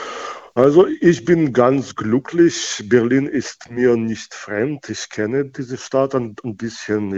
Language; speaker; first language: German; non-native, fluent; Russian